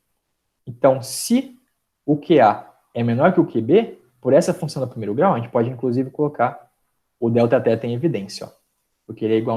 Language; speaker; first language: Portuguese; native; Portuguese